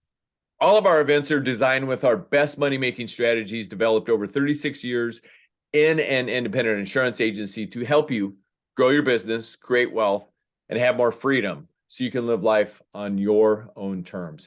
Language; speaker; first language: English; native; English